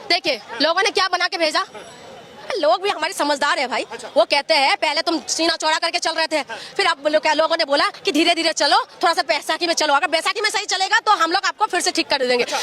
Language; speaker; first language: Hindi; non-native, local second language; Assamese